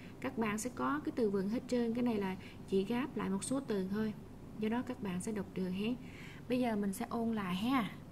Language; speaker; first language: Vietnamese; native; Vietnamese